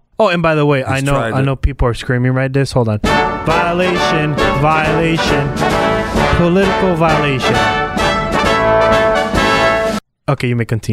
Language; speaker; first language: English; native; English